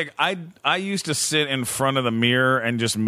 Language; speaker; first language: English; native; English